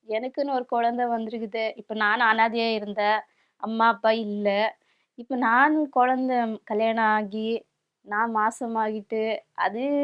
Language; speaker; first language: Tamil; non-native, local second language; Kannada